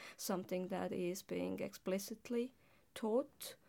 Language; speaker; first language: English; non-native, fluent; Estonian